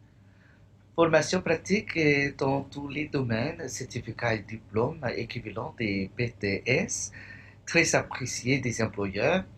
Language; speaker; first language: French; non-native, fluent; English